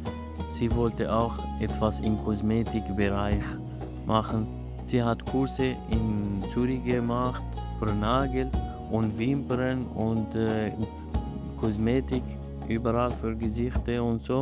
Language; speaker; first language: German; non-native, learner; Arabic